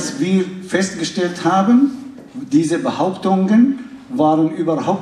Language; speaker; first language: German; non-native, fluent; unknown